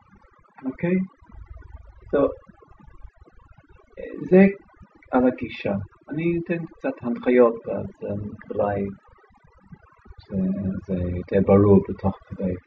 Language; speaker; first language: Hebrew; non-native, fluent; English